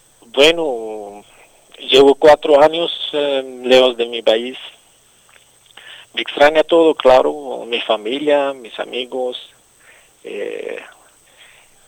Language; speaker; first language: Spanish; non-native, local second language; Arabic